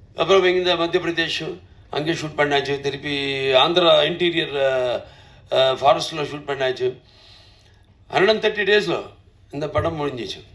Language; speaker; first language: Tamil; non-native, local second language; Telugu